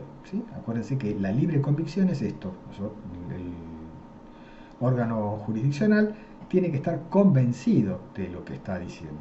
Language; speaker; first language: Spanish; native; Spanish